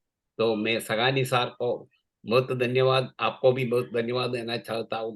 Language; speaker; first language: Hindi; non-native, local second language; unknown